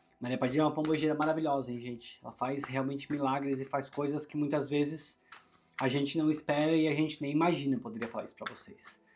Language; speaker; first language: Portuguese; native; Portuguese